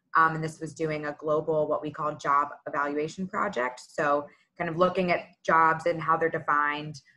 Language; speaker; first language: English; native; English